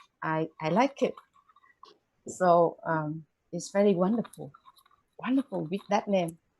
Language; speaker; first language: English; non-native, learner; Vietnamese